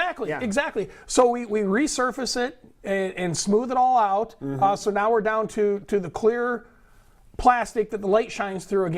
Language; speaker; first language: English; native; English